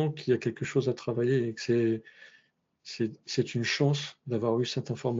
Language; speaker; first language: French; native; French